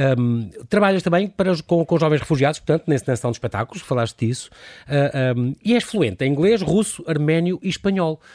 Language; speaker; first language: Portuguese; native; Portuguese